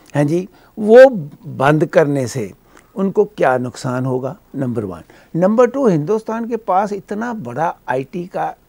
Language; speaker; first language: Hindi; native; Hindi